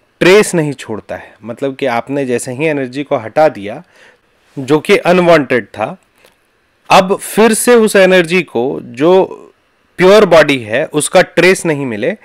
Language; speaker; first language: Hindi; native; Hindi